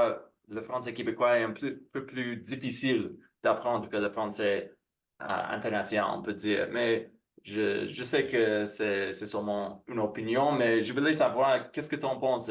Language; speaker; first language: French; non-native, fluent; English